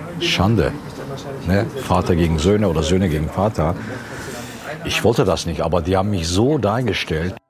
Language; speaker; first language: German; early bilingual, other home language; Turkish